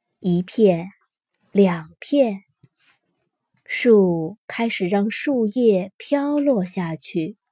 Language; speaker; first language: Chinese; native; Chinese